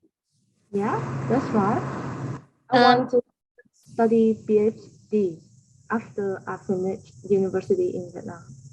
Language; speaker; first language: English; non-native, learner; Vietnamese